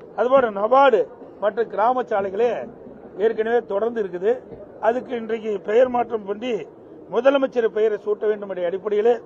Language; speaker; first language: Tamil; native; Tamil